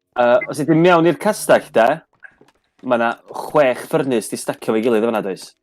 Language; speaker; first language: Welsh; native; Welsh